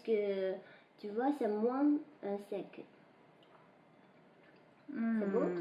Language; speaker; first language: French; non-native, fluent; Chinese